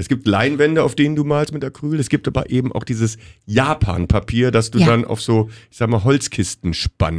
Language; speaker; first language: German; native; German